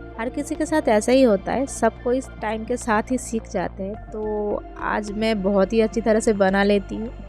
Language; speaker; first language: Hindi; non-native, local second language; Bangla